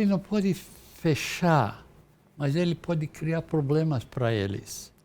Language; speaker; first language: Portuguese; non-native, fluent; English